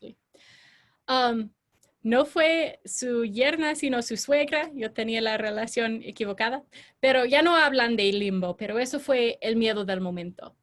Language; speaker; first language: Spanish; non-native, fluent; English